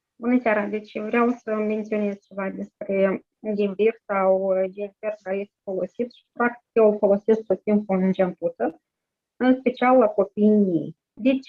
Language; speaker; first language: Romanian; non-native, local second language; Russian